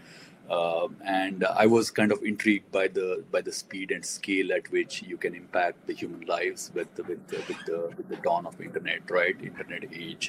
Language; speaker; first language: English; non-native, local second language; Marathi